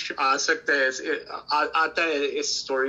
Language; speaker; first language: Hindi; early bilingual, heritage; Hindi